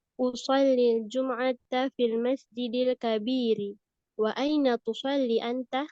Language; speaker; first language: Arabic; non-native, learner; Indonesian